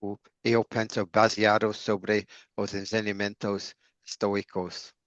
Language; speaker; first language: Portuguese; non-native, learner; English